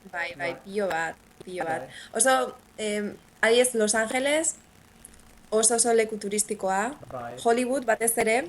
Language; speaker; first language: Basque; native; Basque